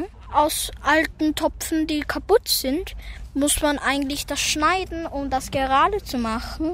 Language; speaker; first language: German; early bilingual, other home language; English